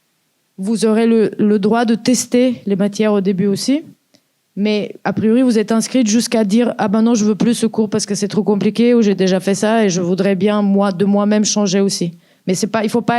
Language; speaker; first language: French; native; French